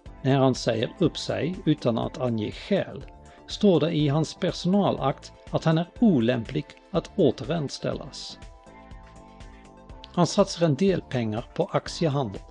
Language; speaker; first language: Swedish; native; Swedish